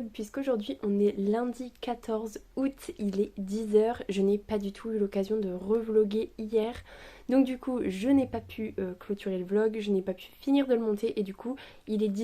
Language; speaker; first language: French; native; French